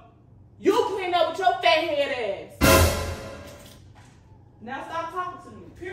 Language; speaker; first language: English; native; English